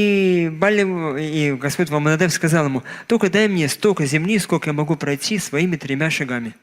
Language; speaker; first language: Russian; native; Russian